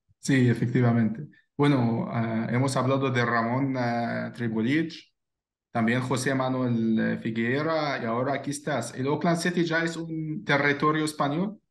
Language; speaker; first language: Spanish; non-native, fluent; Arabic